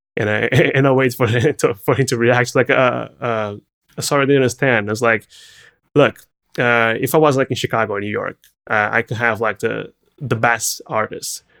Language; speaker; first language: English; non-native, fluent; Portuguese